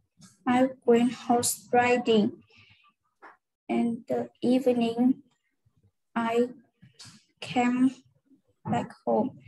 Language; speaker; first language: English; non-native, learner; Vietnamese